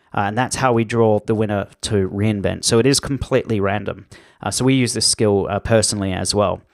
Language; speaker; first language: English; native; English